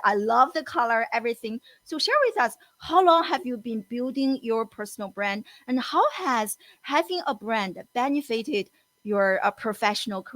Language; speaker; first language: English; non-native, fluent; Chinese